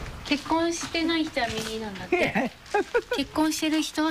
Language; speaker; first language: Japanese; early bilingual, heritage; English